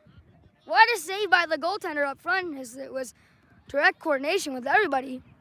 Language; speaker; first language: English; native; English